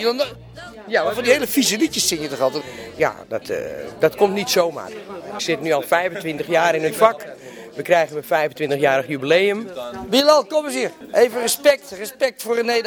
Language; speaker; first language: Dutch; native; Dutch